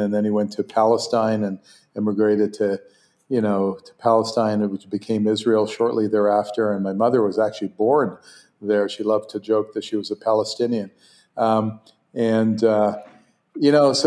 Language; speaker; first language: English; non-native, fluent; Hebrew